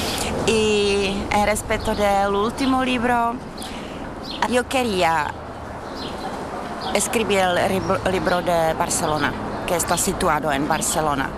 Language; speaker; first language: Spanish; non-native, fluent; Czech